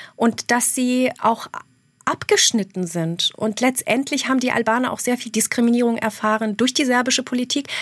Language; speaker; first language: German; early bilingual, other home language; Albanian